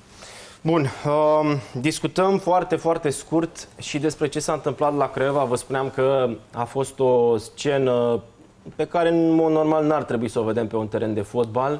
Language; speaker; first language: Romanian; native; Romanian